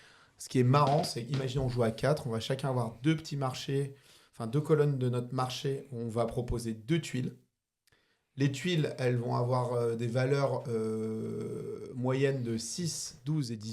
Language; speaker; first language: French; native; French